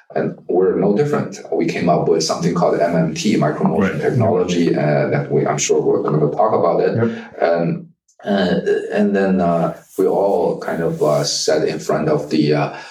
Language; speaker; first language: English; non-native, fluent; Chinese